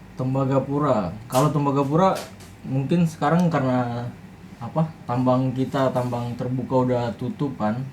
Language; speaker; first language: Indonesian; native; Indonesian